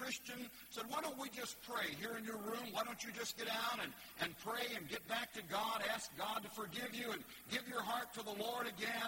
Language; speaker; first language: English; native; English